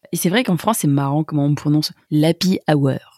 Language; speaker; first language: French; native; French